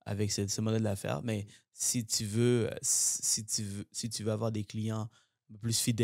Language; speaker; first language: French; native; French